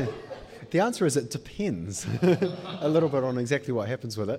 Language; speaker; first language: English; native; English